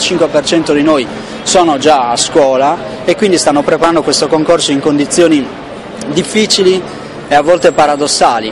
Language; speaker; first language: Italian; native; Italian